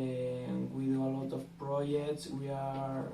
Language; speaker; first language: English; non-native, learner; Spanish